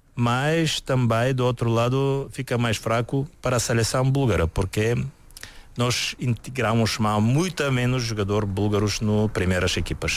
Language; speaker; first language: Portuguese; non-native, learner; Bulgarian